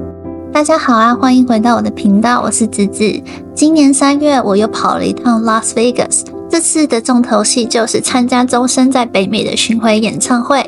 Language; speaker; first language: Chinese; native; Chinese